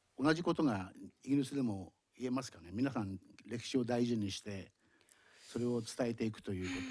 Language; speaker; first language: Japanese; native; Japanese